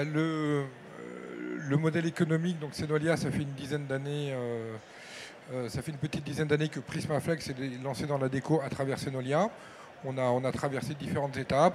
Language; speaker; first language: French; native; French